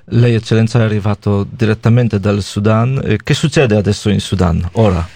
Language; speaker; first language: Italian; non-native, fluent; Polish